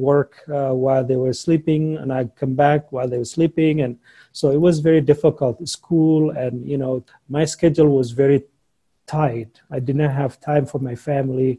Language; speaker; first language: English; non-native, fluent; Somali